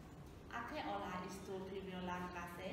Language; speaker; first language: Spanish; non-native, learner; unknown